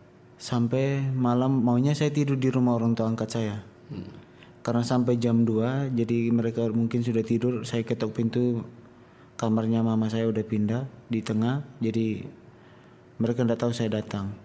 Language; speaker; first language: Indonesian; non-native, local second language; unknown